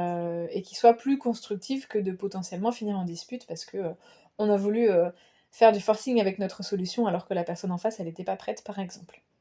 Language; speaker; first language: French; native; French